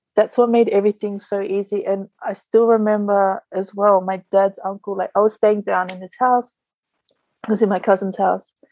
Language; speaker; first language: English; native; English